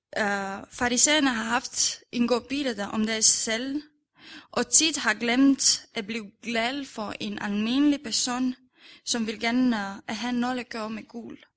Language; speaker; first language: Danish; non-native, fluent; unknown